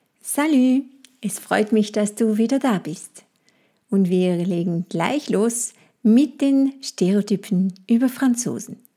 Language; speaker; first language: German; non-native, fluent; French